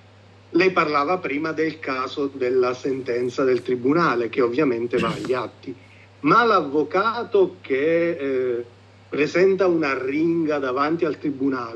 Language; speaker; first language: Italian; native; Italian